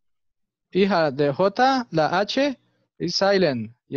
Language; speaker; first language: English; non-native, fluent; Spanish